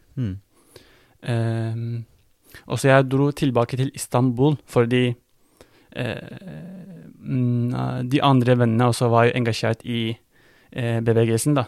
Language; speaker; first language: Norwegian; non-native, fluent; Turkish